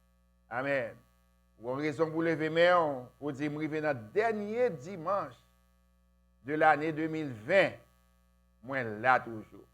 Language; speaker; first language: French; non-native, local second language; Haitian Creole